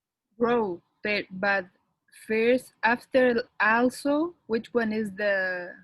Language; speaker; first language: English; non-native, learner; Spanish